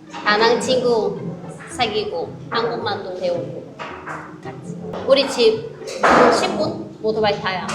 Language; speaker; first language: Korean; non-native, learner; Vietnamese